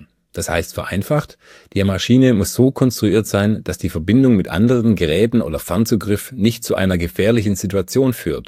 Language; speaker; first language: German; native; German